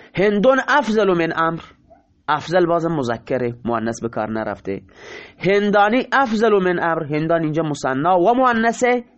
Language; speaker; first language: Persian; non-native, local second language; Baluchi